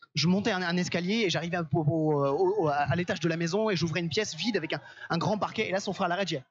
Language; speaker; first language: French; native; French